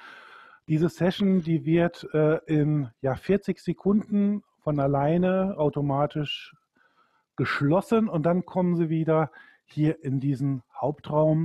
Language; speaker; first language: German; native; German